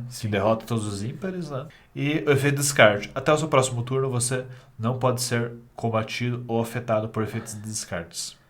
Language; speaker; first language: Portuguese; native; Portuguese